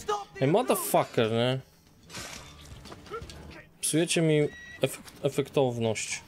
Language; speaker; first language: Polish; native; Polish